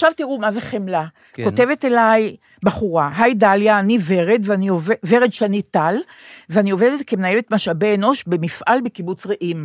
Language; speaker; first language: Hebrew; native; Hebrew